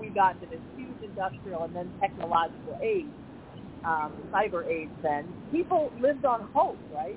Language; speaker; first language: English; native; English